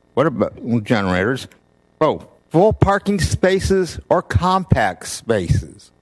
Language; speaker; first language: English; native; English